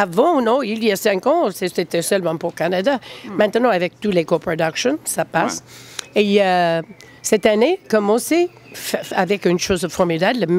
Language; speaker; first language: French; non-native, fluent; English